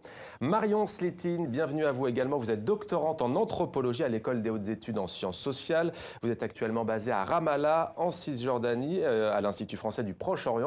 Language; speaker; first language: French; native; French